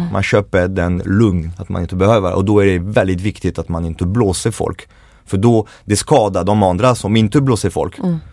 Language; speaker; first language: Swedish; non-native, fluent; French